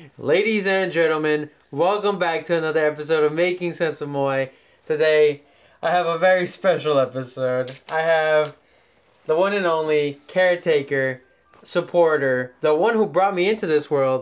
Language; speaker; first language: English; early bilingual, other home language; Spanish